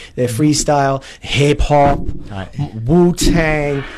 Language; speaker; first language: Spanish; early bilingual, heritage; Spanish